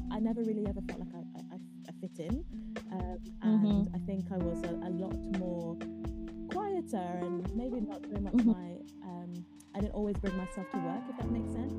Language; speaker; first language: English; native; English